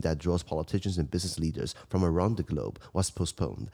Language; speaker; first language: English; non-native, fluent; Chinese